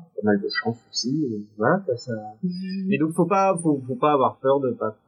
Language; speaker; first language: French; native; French